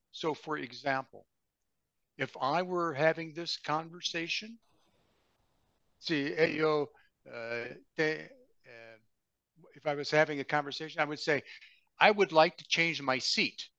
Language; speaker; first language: English; native; English